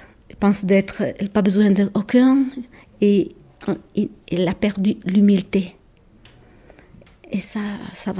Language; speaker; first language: French; non-native, local second language; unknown